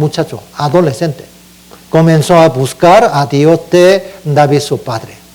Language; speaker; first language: Spanish; non-native, learner; Korean